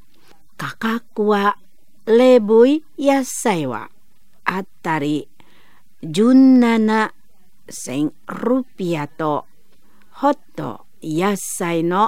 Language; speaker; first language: Japanese; non-native, fluent; Indonesian